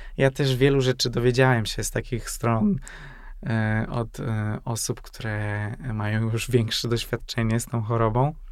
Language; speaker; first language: Polish; non-native, fluent; Hungarian